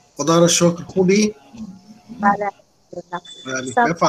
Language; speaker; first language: Persian; non-native, fluent; Urdu